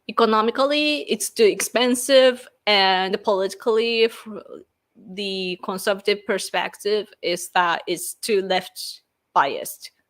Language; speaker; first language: English; non-native, fluent; Japanese